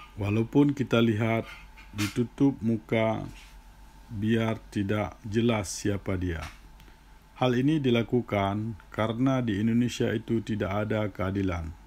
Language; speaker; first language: Malay; non-native, local second language; Achinese